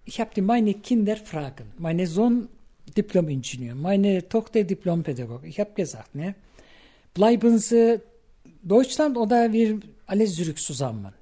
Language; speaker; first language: German; non-native, learner; Turkish